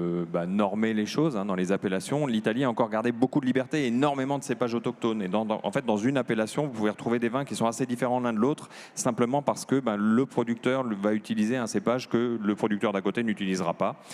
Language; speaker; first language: French; native; French